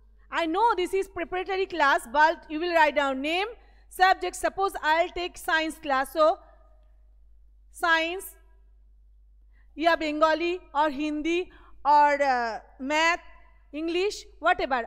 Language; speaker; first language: English; non-native, local second language; Bangla